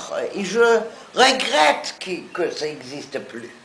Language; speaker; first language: French; non-native, fluent; German